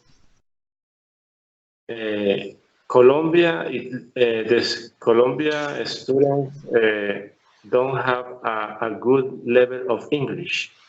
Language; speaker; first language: English; non-native, learner; Spanish